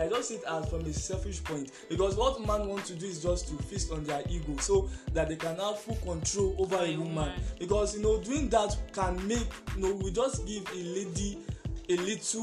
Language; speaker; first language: English; non-native, local second language; Yoruba